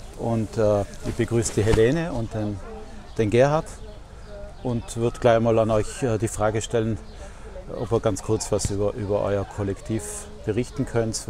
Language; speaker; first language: German; native; German